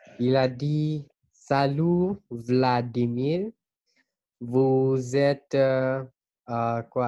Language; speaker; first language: French; non-native, learner; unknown